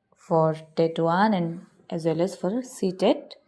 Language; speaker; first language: English; non-native, local second language; Bangla